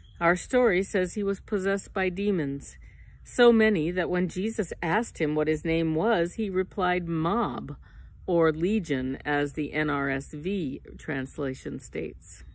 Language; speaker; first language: English; native; English